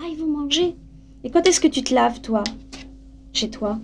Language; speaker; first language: French; native; French